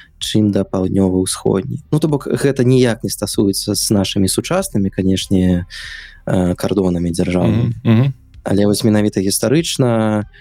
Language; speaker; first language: Belarusian; non-native, local second language; Russian